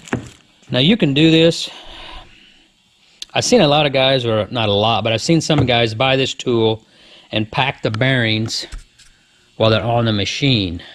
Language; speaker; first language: English; native; English